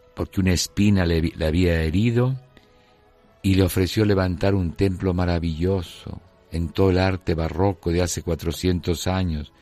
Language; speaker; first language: Spanish; native; Spanish